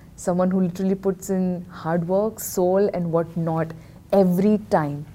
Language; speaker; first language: English; non-native, local second language; Hindi